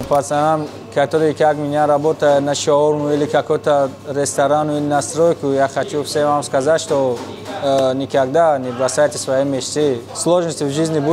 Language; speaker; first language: Russian; non-native, learner; Tajik